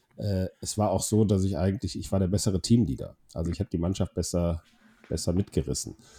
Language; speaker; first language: German; non-native, fluent; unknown